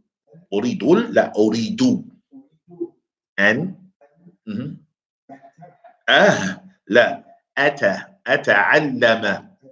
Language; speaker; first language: Arabic; non-native, fluent; English